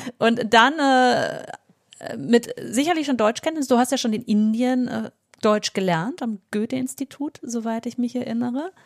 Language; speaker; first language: German; native; German